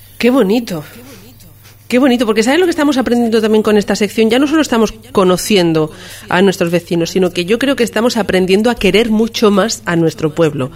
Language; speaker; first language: Spanish; native; Spanish